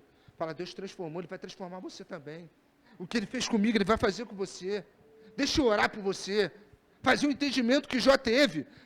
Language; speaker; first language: Portuguese; native; Portuguese